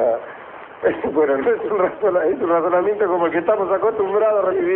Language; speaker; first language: Spanish; native; Spanish